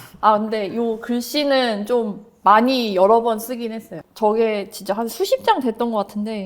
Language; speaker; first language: Korean; native; Korean